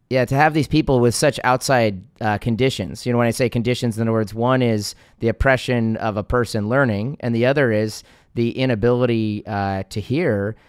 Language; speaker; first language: English; native; English